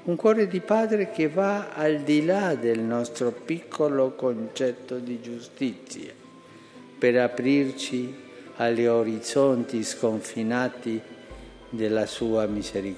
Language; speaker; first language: Italian; early bilingual, heritage; Spanish